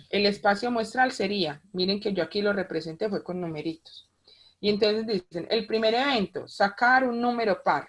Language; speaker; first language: Spanish; native; Spanish